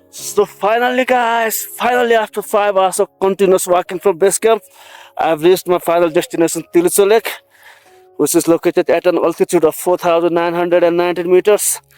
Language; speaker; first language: English; non-native, local second language; Nepali